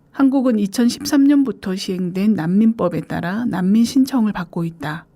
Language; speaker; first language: Korean; native; Korean